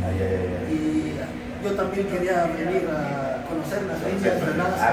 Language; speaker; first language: Spanish; non-native, fluent; Afrikaans